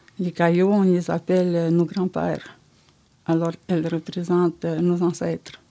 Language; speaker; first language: French; non-native, local second language; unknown